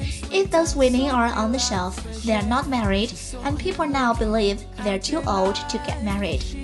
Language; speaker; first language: English; non-native, fluent; Chinese